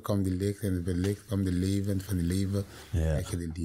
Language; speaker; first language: Dutch; non-native, learner; Papiamento